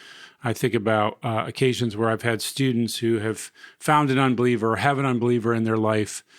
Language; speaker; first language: English; native; English